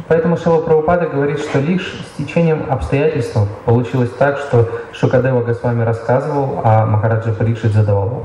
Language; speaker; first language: Russian; native; Russian